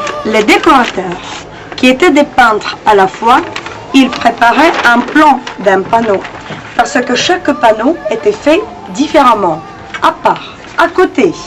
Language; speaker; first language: French; non-native, fluent; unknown